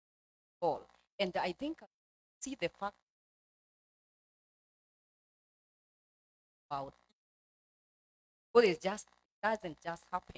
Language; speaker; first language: English; non-native, local second language; Swahili